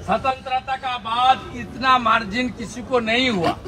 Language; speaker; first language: Hindi; non-native, local second language; Bangla